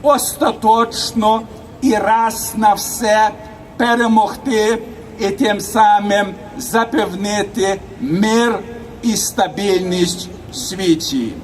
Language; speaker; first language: Ukrainian; early bilingual, heritage; Ukrainian